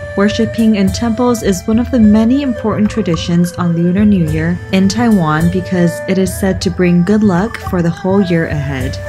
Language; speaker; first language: English; native; English